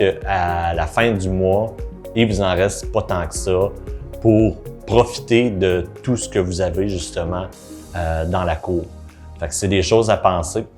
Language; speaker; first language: French; native; French